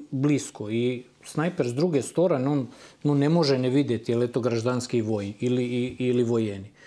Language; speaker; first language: Russian; non-native, fluent; Serbian